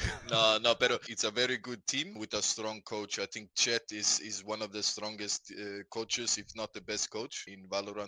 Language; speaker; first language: English; non-native, fluent; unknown